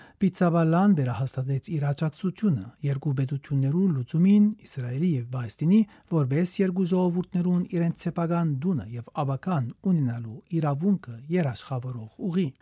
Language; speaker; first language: Armenian; early bilingual, heritage; Armenian